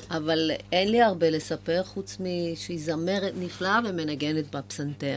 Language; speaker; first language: Hebrew; non-native, fluent; German